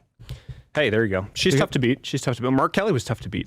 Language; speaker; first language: English; native; English